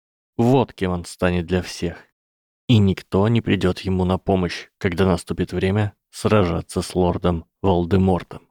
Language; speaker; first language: Russian; native; Russian